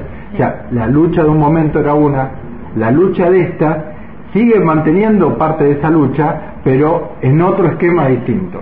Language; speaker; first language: Spanish; native; Spanish